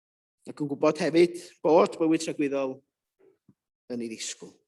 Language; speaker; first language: Welsh; native; Welsh